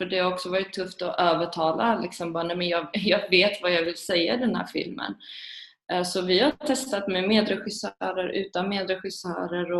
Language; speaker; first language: Swedish; early bilingual, other home language; Persian